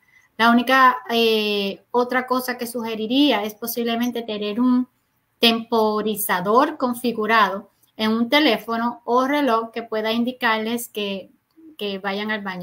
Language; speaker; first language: Spanish; native; Spanish